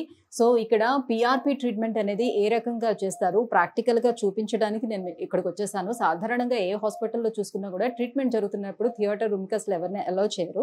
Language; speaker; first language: Telugu; native; Telugu